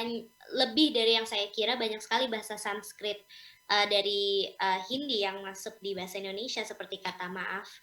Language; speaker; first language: Indonesian; non-native, local second language; English